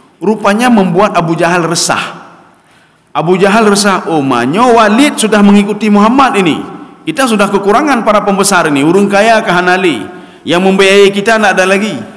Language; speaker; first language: Malay; non-native, local second language; Achinese